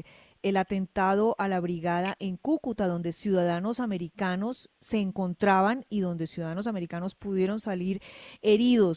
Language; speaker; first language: Spanish; native; Spanish